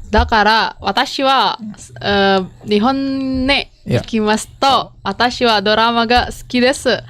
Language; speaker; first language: Japanese; non-native, learner; Indonesian